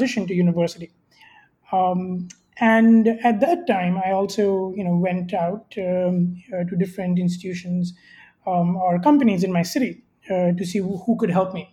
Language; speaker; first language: English; non-native, local second language; Hindi